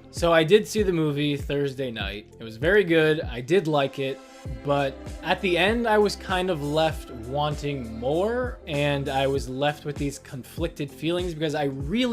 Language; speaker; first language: English; native; English